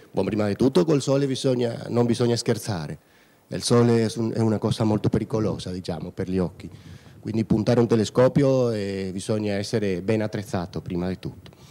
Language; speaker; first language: Italian; non-native, fluent; Spanish